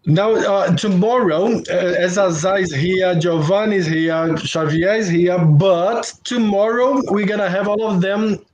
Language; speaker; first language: English; non-native, fluent; Portuguese